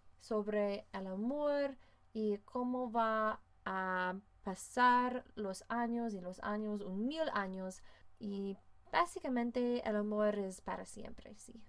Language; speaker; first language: Spanish; non-native, fluent; English